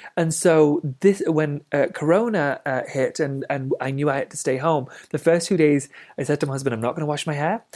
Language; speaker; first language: English; native; English